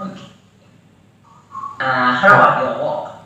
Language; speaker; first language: English; non-native, learner; Burmese